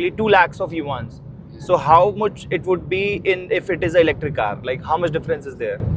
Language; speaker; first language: English; non-native, local second language; Hindi